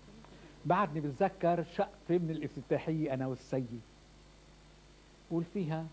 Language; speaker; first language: Arabic; native; Arabic